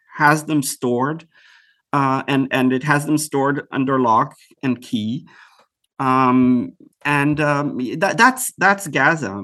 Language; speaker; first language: English; early bilingual, other home language; Hebrew